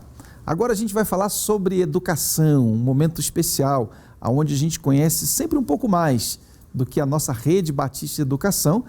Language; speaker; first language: Portuguese; native; Portuguese